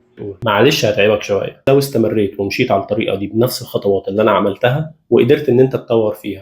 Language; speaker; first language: Arabic; native; Arabic